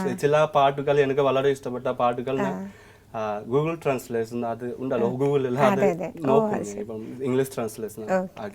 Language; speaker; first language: Malayalam; non-native, learner; Assamese